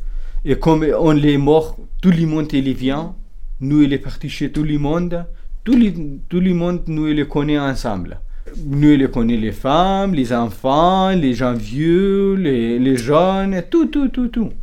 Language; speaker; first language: French; non-native, learner; Kurdish